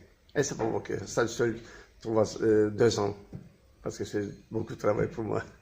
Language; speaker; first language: French; non-native, learner; Turkish